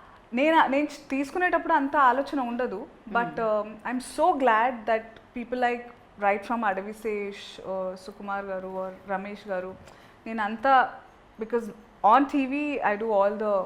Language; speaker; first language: Telugu; native; Telugu